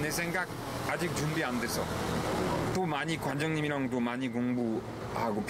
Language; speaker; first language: Korean; non-native, learner; French